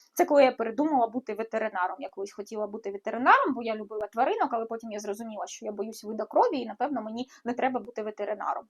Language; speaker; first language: Ukrainian; non-native, local second language; Russian